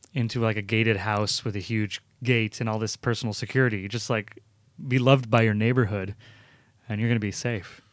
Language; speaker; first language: English; early bilingual, other home language; Italian